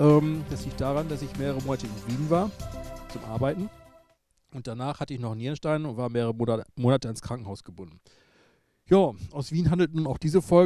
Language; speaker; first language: German; native; German